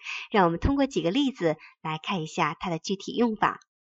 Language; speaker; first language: Chinese; native; Chinese